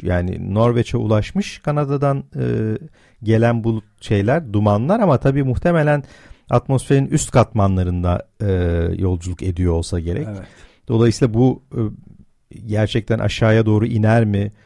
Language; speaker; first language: Turkish; native; Turkish